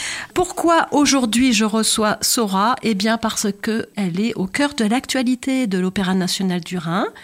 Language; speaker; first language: French; native; French